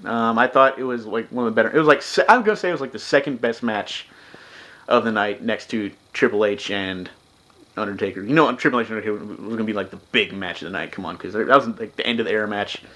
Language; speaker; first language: English; native; English